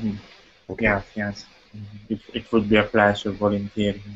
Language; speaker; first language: English; non-native, fluent; Italian